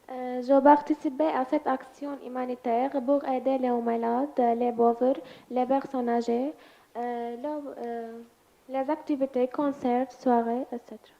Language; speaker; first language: French; non-native, learner; Arabic